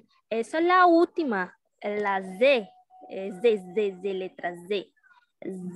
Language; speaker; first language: Spanish; non-native, learner; Portuguese